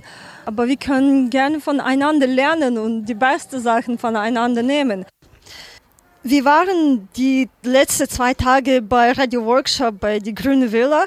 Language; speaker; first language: German; non-native, learner; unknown